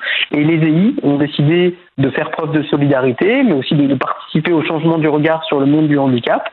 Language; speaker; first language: French; native; French